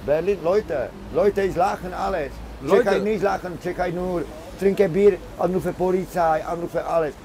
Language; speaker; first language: German; non-native, learner; Czech